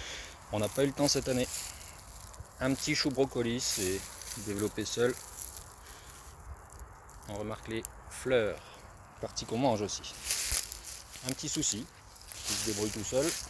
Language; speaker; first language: French; native; French